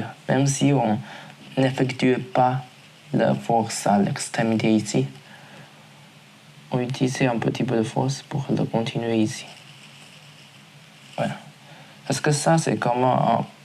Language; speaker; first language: French; non-native, learner; Chinese